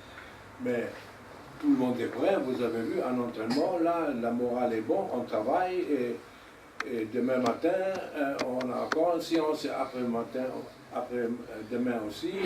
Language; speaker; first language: French; non-native, learner; German